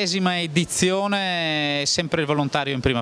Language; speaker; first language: Italian; native; Italian